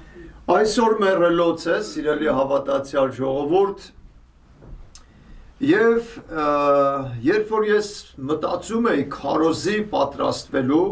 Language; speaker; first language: Armenian; native; Armenian